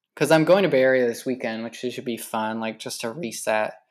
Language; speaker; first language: English; native; English